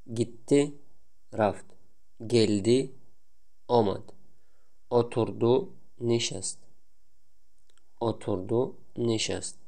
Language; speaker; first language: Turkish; non-native, learner; Tajik